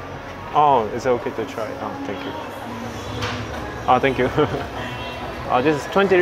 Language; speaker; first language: English; non-native, fluent; Japanese